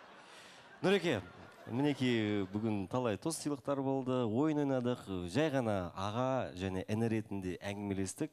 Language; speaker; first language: Kazakh; native; Kazakh